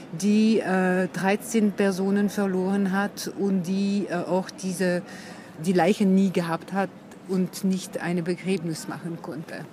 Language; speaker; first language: German; non-native, fluent; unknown